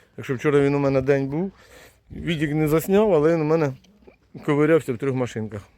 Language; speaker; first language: Ukrainian; native; Ukrainian